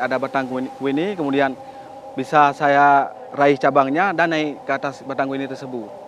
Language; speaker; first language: Indonesian; native; Indonesian